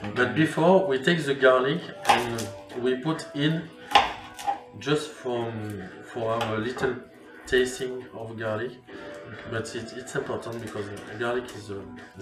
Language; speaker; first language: English; non-native, learner; French